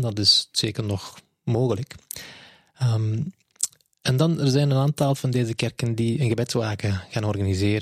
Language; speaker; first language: Dutch; non-native, fluent; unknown